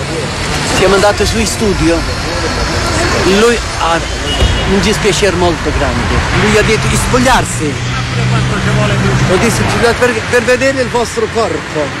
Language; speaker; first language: Italian; non-native, fluent; Portuguese